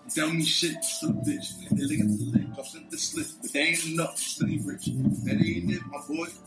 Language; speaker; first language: English; native; English